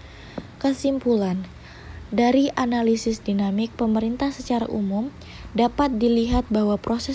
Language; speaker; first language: Indonesian; native; Indonesian